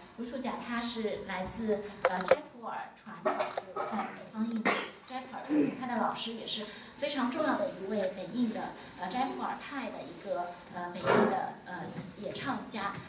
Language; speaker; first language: Chinese; native; Chinese